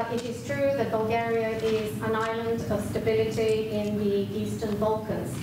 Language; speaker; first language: English; non-native, fluent; Bulgarian